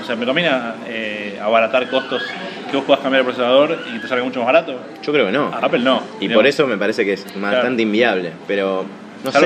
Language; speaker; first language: Spanish; native; Spanish